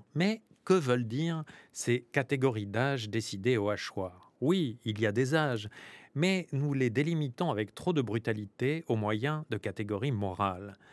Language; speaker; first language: French; native; French